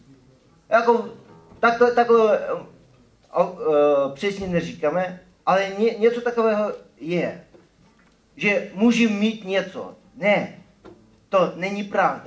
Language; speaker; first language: Czech; non-native, fluent; Ukrainian